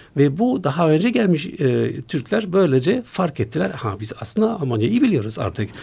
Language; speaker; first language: Turkish; non-native, fluent; German